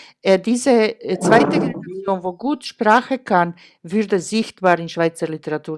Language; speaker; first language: German; non-native, fluent; Croatian